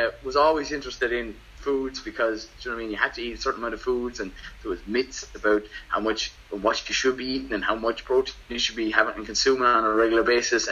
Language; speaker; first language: English; native; English